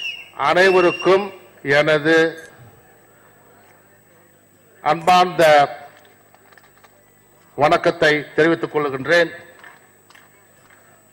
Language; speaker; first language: Tamil; native; Tamil